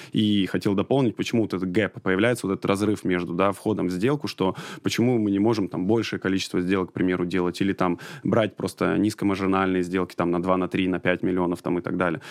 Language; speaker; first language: Russian; native; Russian